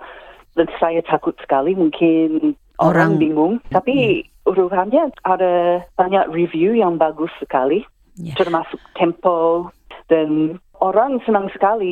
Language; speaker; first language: Indonesian; non-native, fluent; English